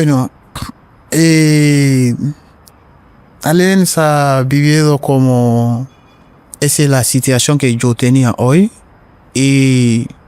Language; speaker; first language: Spanish; non-native, learner; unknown